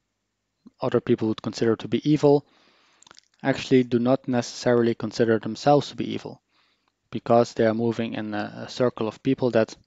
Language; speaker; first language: English; non-native, fluent; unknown